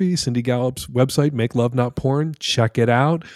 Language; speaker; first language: English; native; English